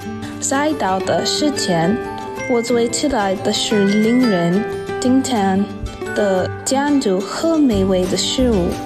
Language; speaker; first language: Chinese; non-native, fluent; English